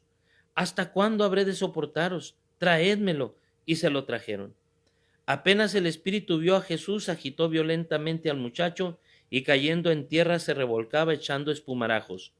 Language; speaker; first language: Spanish; native; Spanish